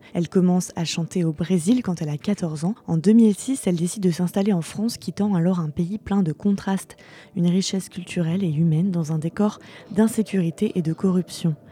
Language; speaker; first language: French; native; French